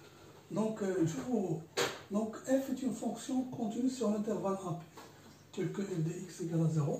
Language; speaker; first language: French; non-native, local second language; Arabic